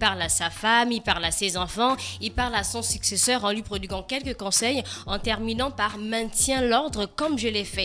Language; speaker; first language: French; native; French